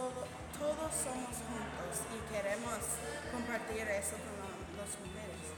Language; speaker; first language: Spanish; non-native, learner; English